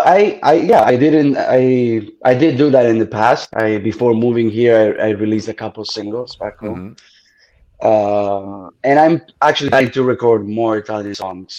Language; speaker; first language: English; non-native, fluent; Italian